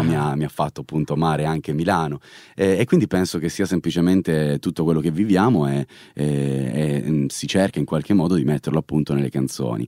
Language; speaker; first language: Italian; native; Italian